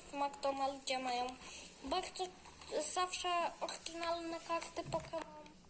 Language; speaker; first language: Polish; native; Polish